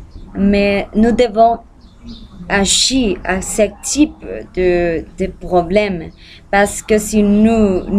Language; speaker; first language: French; non-native, learner; Spanish